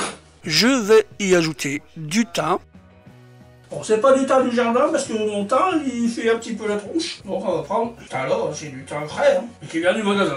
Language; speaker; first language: French; native; French